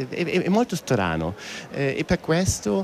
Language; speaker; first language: Italian; non-native, learner; German